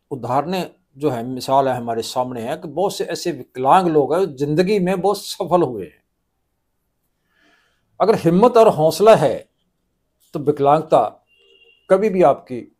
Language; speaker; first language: Hindi; non-native, local second language; Punjabi